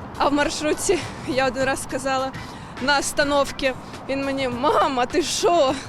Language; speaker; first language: Ukrainian; non-native, local second language; Russian